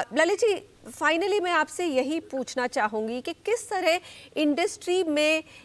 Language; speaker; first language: Hindi; native; Hindi